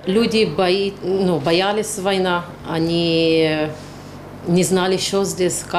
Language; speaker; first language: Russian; non-native, local second language; Ukrainian